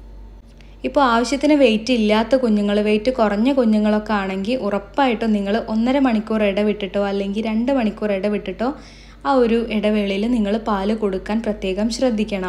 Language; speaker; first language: Malayalam; native; Malayalam